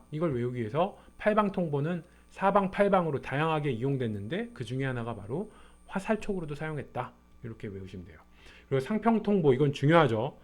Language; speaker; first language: Korean; native; Korean